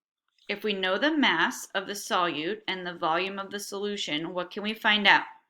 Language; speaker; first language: English; native; English